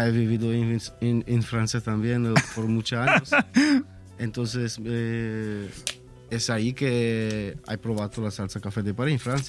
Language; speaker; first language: Spanish; non-native, learner; Italian